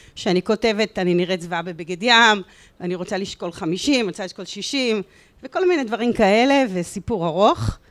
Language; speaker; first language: Hebrew; native; Hebrew